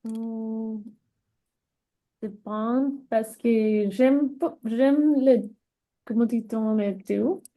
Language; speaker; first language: French; non-native, learner; English